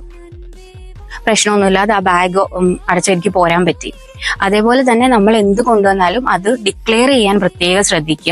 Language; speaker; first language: Malayalam; native; Malayalam